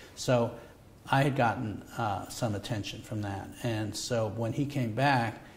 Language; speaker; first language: English; native; English